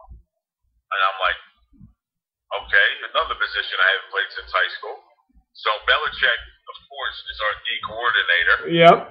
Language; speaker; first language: English; native; English